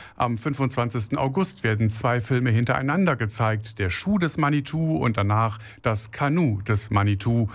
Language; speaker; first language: German; native; German